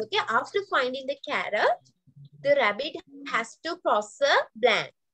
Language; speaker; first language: English; non-native, local second language; Sinhala